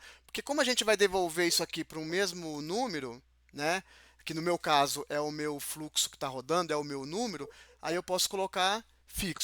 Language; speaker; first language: Portuguese; native; Portuguese